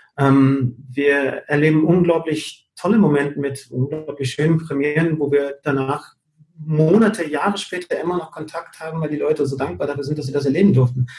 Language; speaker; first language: German; early bilingual, heritage; German